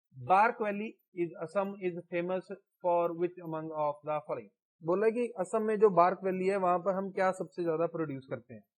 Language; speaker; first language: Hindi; non-native, local second language; Punjabi